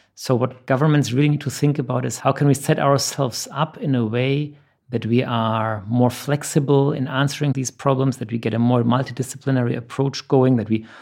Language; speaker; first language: English; non-native, fluent; German